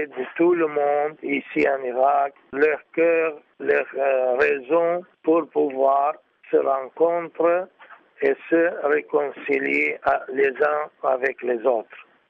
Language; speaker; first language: French; non-native, learner; Arabic